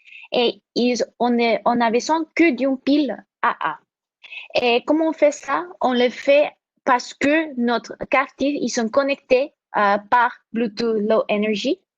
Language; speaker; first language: French; non-native, fluent; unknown